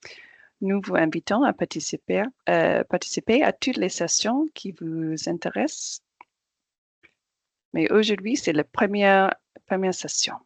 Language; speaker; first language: French; non-native, fluent; English